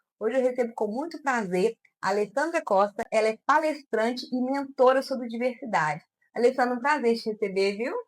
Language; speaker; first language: Portuguese; native; Portuguese